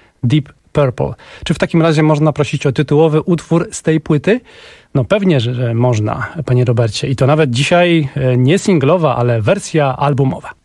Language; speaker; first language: Polish; native; Polish